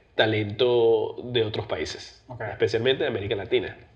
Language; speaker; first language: Spanish; early bilingual, heritage; Spanish